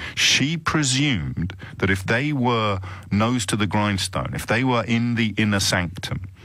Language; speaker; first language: English; native; English